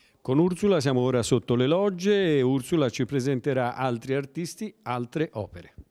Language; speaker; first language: Italian; native; Italian